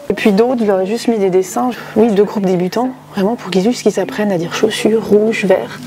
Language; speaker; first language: French; native; French